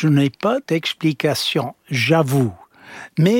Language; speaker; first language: French; non-native, fluent; English